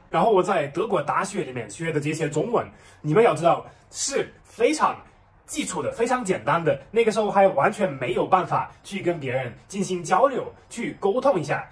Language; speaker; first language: Chinese; non-native, fluent; German